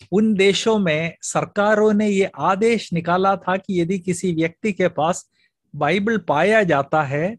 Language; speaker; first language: Hindi; native; Hindi